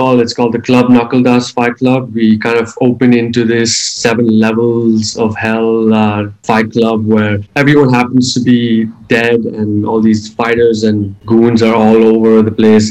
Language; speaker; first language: English; non-native, local second language; Hindi